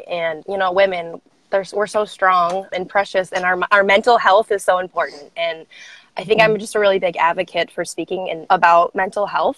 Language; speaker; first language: English; native; English